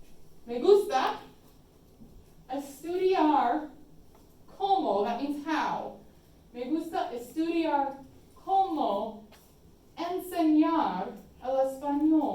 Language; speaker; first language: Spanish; non-native, fluent; English